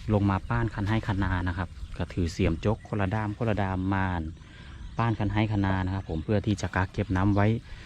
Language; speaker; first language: Thai; native; Thai